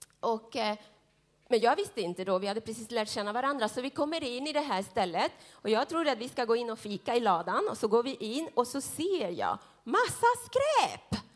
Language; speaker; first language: Swedish; non-native, fluent; Spanish